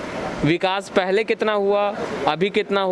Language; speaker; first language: Hindi; native; Hindi